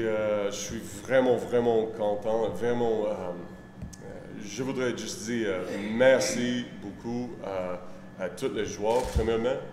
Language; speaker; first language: French; non-native, learner; English